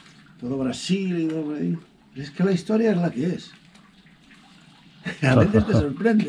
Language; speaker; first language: Spanish; non-native, local second language; Galician